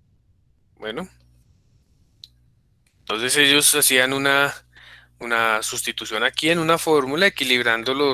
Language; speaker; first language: Spanish; native; Spanish